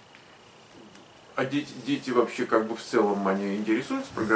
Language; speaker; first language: Russian; native; Russian